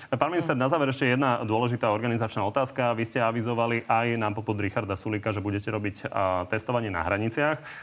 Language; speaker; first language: Slovak; native; Slovak